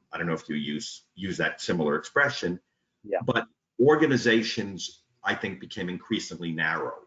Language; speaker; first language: English; native; English